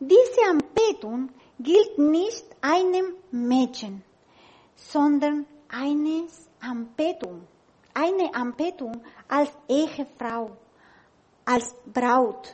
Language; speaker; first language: German; non-native, learner; Spanish